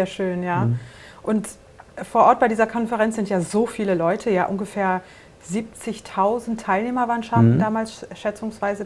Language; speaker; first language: German; native; German